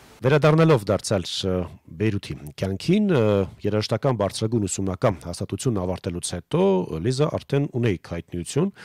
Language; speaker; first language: Armenian; native; Armenian